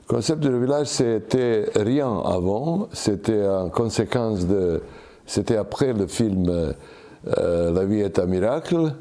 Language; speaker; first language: French; non-native, learner; Serbian